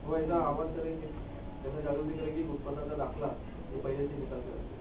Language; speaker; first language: Hindi; non-native, local second language; Marathi